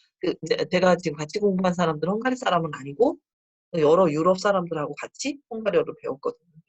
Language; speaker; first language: Korean; native; Korean